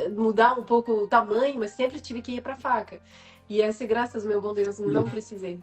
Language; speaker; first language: Portuguese; non-native, fluent; French